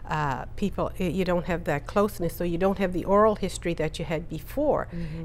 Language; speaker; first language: English; native; English